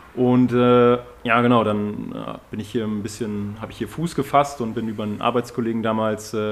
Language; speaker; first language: German; native; German